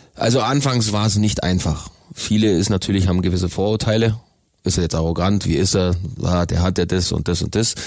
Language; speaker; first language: German; native; German